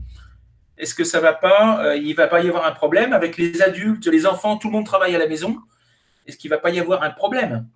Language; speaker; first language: French; native; French